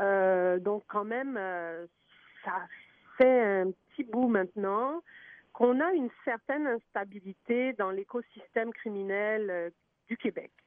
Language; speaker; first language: French; native; French